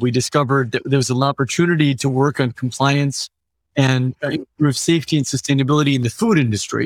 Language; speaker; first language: English; native; English